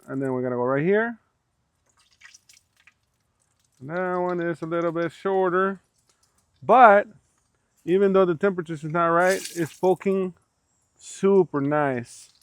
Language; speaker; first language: English; early bilingual, other home language; Spanish